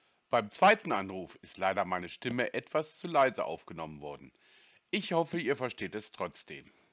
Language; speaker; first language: German; native; German